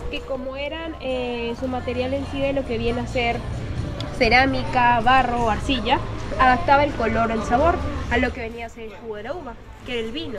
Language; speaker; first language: Spanish; native; Spanish